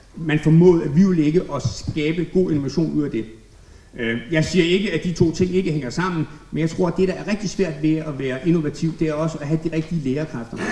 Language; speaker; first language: Danish; native; Danish